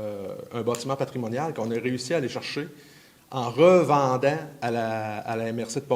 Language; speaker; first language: French; native; French